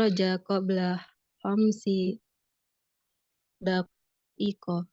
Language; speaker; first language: Arabic; non-native, learner; Indonesian